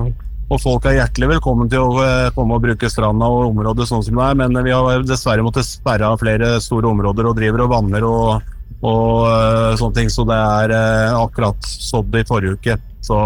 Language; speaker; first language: Norwegian; native; Norwegian